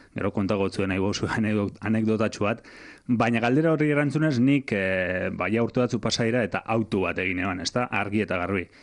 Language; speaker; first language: Basque; native; Basque